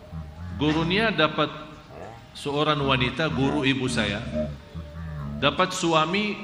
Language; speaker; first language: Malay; non-native, fluent; Arabic